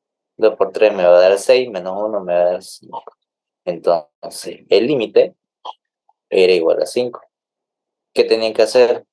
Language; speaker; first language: Spanish; native; Spanish